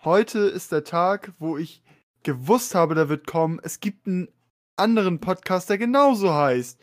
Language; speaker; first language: German; native; German